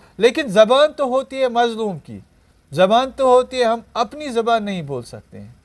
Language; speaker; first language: Urdu; non-native, local second language; Kashmiri